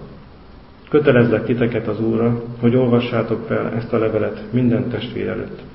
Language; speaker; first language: Hungarian; native; Hungarian